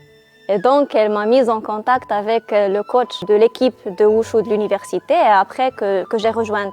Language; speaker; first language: French; non-native, local second language; Arabic